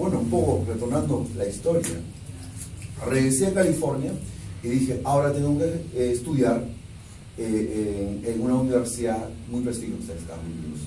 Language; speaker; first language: Spanish; non-native, local second language; Shipibo-Conibo